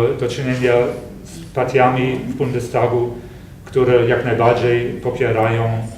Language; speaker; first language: Polish; non-native, fluent; German